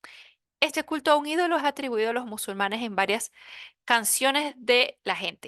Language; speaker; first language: Spanish; native; Spanish